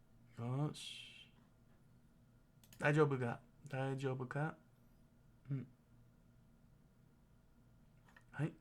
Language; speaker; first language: Japanese; non-native, learner; English